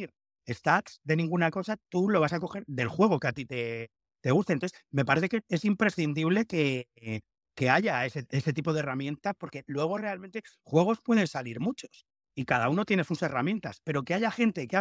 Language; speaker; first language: Spanish; native; Spanish